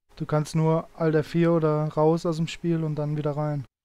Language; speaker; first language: German; native; German